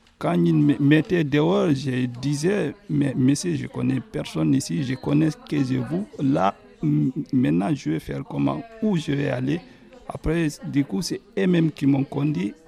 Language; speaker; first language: French; non-native, local second language; Fula